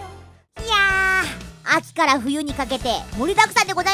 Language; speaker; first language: Japanese; native; Japanese